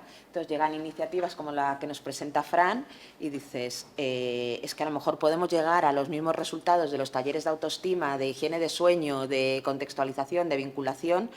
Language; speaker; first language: Spanish; native; Spanish